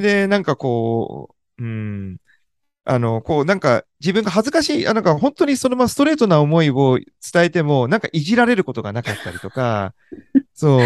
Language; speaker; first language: Japanese; native; Japanese